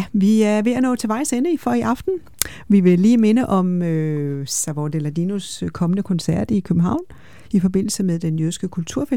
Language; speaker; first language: Danish; native; Danish